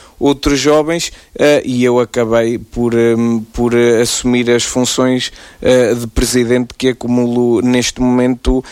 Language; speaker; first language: Portuguese; native; Portuguese